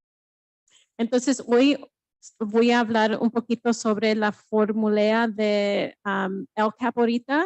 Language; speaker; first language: Spanish; early bilingual, heritage; Spanish